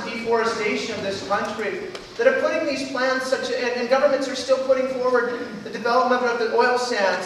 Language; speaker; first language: English; native; English